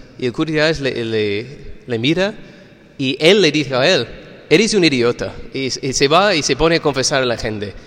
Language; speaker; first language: Spanish; non-native, fluent; English